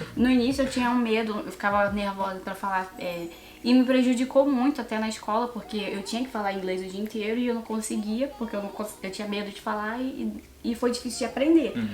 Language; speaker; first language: Portuguese; native; Portuguese